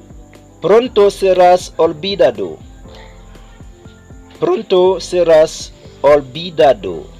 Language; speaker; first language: Spanish; non-native, fluent; Haitian Creole